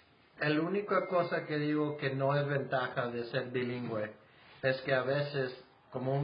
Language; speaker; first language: Spanish; early bilingual, heritage; Spanish